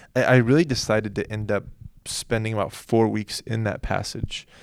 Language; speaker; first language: English; native; English